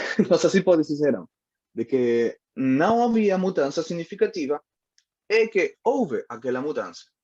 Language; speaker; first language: Portuguese; non-native, learner; Spanish